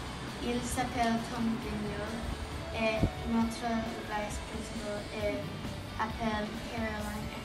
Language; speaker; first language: French; non-native, learner; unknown